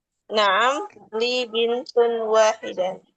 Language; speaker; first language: Arabic; non-native, learner; Indonesian